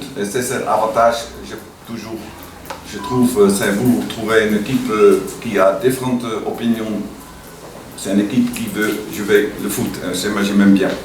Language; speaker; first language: French; non-native, learner; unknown